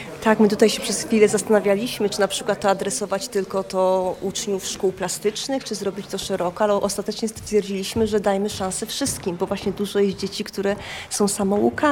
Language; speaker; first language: Polish; native; Polish